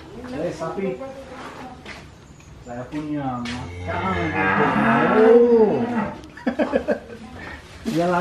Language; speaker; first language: Indonesian; non-native, learner; English